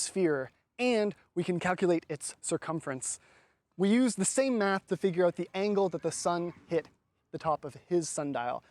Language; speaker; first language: English; native; English